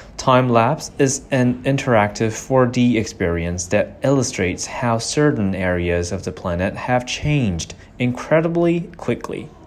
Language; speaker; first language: English; non-native, fluent; Chinese